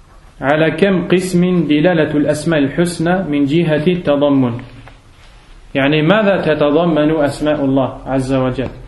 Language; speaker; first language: Arabic; non-native, fluent; French